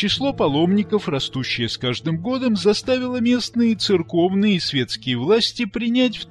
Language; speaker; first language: Russian; native; Russian